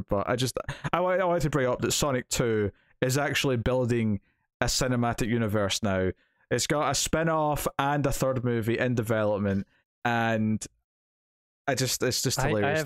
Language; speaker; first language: English; native; English